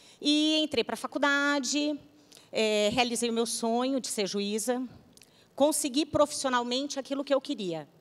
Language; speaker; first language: Portuguese; native; Portuguese